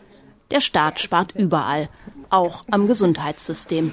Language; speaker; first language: German; native; German